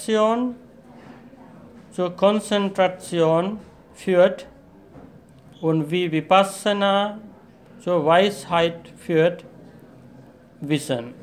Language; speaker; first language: German; non-native, fluent; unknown